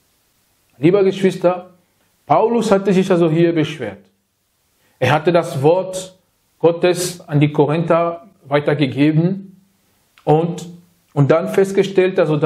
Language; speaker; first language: German; non-native, learner; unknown